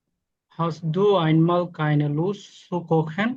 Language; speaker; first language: German; non-native, learner; Bangla